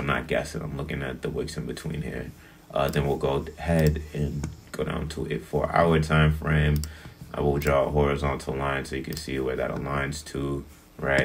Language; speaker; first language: English; native; English